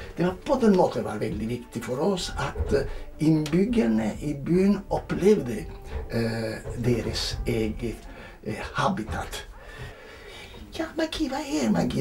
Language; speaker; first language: Norwegian; non-native, fluent; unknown